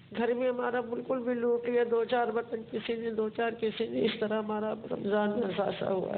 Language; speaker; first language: Urdu; native; Urdu